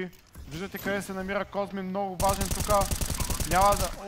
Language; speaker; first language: Bulgarian; native; Bulgarian